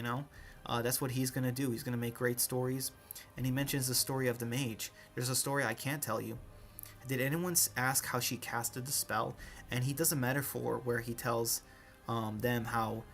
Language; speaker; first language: English; native; English